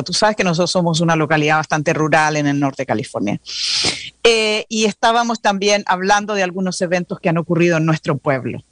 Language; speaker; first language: Spanish; native; Spanish